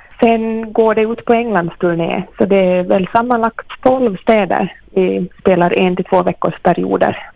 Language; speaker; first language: Swedish; native; Swedish